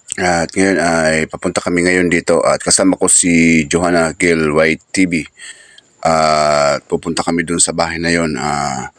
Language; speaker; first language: Filipino; non-native, local second language; Bikol